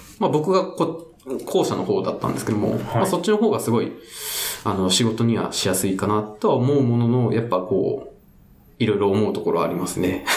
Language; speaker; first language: Japanese; native; Japanese